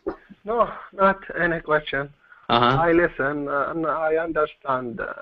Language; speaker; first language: English; non-native, learner; Arabic